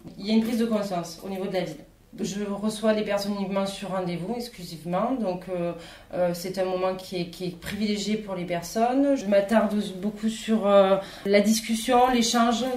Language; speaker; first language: French; native; French